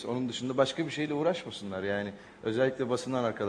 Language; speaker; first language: Turkish; native; Turkish